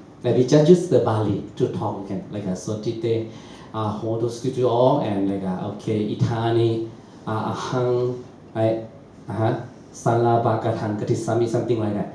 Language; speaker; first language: English; non-native, learner; Burmese